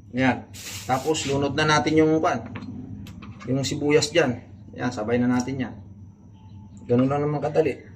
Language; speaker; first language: Filipino; non-native, local second language; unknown